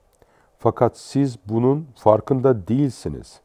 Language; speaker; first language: Turkish; native; Turkish